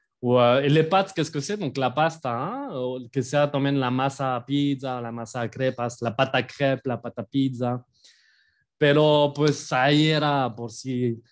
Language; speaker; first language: Spanish; non-native, fluent; French